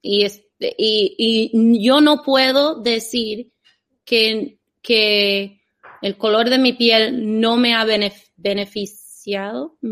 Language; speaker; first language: Spanish; non-native, fluent; English